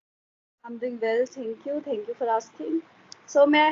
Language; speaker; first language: English; non-native, local second language; Hindi